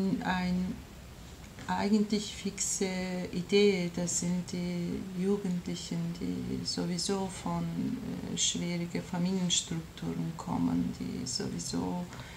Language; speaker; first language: German; non-native, fluent; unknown